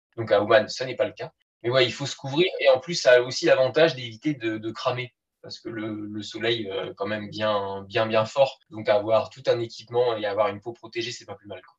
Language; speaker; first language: French; native; French